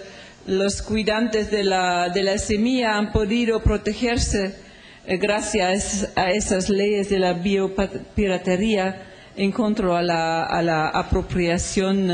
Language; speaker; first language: Spanish; non-native, fluent; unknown